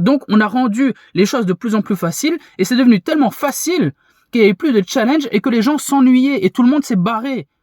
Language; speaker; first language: French; native; French